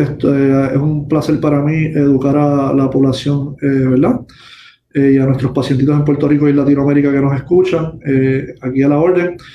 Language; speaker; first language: Spanish; native; Spanish